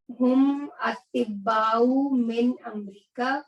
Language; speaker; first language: Arabic; non-native, learner; Urdu